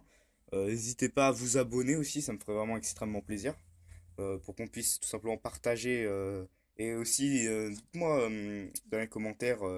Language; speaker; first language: French; native; French